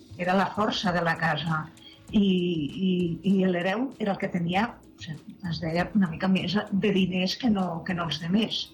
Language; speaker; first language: Catalan; native; Catalan